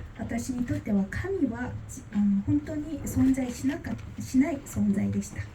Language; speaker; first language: Japanese; non-native, fluent; Korean